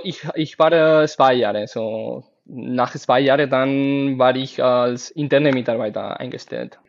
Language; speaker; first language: German; non-native, learner; Spanish